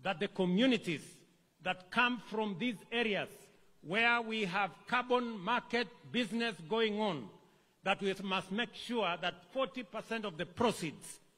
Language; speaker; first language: English; non-native, local second language; Kalenjin